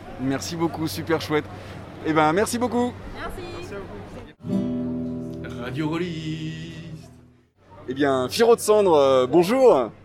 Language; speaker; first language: French; native; French